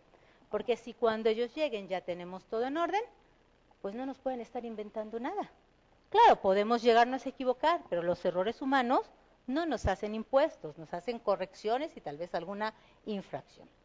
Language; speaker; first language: Spanish; native; Spanish